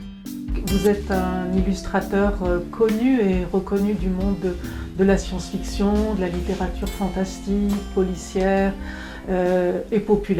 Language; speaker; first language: French; native; French